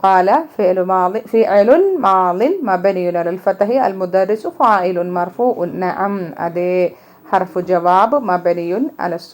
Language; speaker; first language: Arabic; non-native, fluent; Malayalam